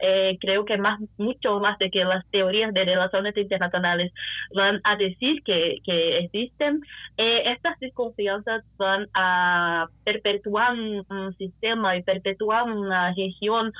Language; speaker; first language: Spanish; non-native, fluent; Portuguese